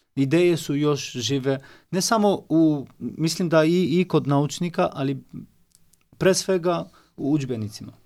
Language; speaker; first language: Serbian; non-native, fluent; Albanian